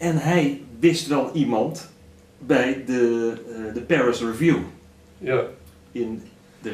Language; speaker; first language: Dutch; native; Dutch